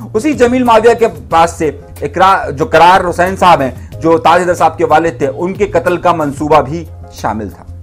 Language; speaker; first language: Urdu; native; Urdu